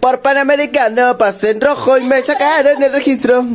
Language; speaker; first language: Spanish; native; Spanish